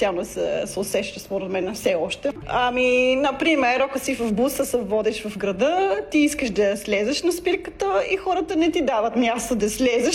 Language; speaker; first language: Bulgarian; non-native, fluent; Dutch